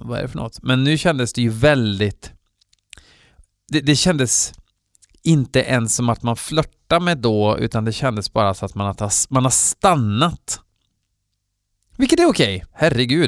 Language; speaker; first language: Swedish; native; Swedish